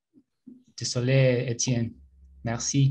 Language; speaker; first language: French; non-native, learner; Spanish